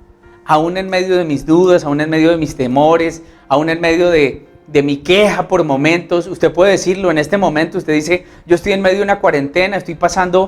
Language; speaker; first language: Spanish; native; Spanish